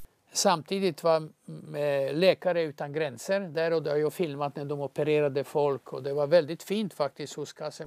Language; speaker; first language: Swedish; non-native, fluent; Croatian